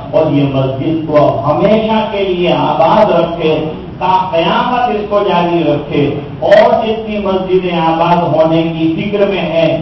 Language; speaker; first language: Urdu; non-native, local second language; Gujarati